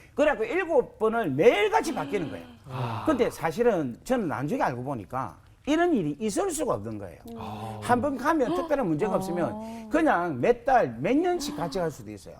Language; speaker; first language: Korean; native; Korean